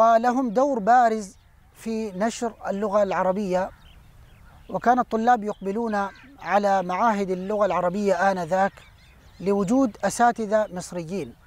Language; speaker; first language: Arabic; non-native, fluent; Urdu